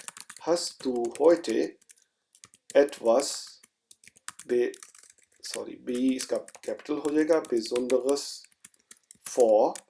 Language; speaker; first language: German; non-native, fluent; Urdu